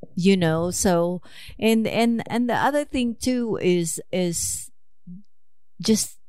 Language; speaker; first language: English; non-native, local second language; Filipino